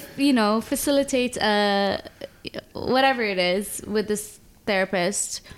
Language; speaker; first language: English; early bilingual, other home language; Arabic